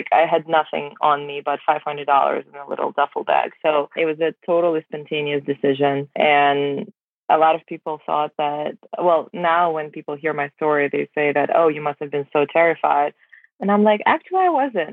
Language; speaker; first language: English; non-native, fluent; Russian